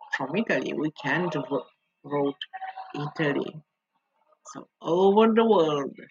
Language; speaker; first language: English; non-native, learner; Italian